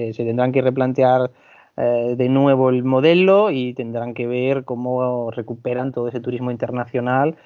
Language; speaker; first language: Spanish; native; Spanish